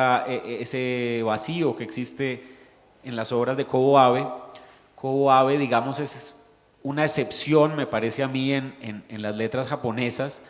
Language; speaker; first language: Spanish; native; Spanish